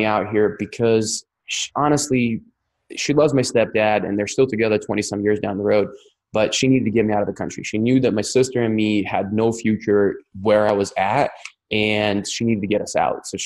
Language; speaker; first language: English; non-native, fluent; Russian